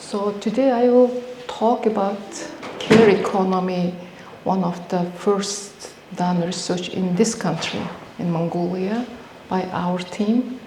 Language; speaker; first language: English; non-native, fluent; Mongolian